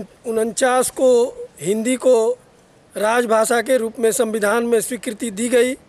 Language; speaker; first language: Hindi; native; Hindi